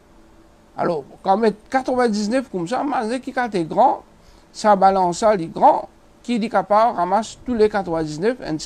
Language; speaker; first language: French; non-native, local second language; Morisyen